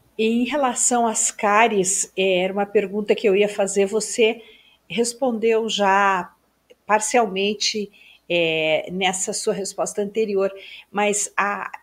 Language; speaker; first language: Portuguese; native; Portuguese